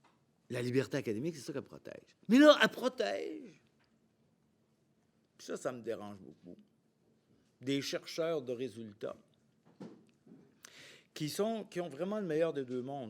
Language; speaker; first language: French; native; French